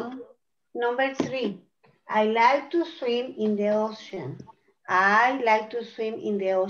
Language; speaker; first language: English; non-native, fluent; Spanish